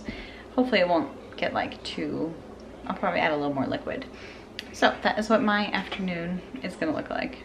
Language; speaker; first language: English; native; English